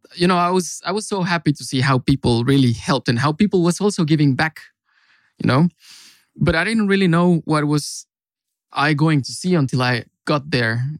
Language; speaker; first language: English; non-native, fluent; Spanish